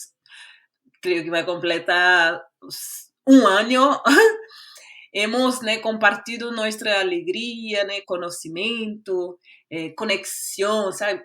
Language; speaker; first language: Spanish; non-native, fluent; Portuguese